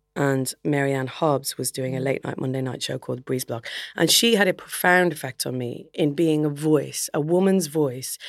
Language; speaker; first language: English; native; English